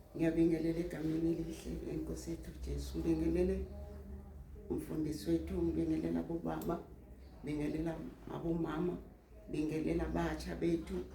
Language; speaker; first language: Zulu; native; Zulu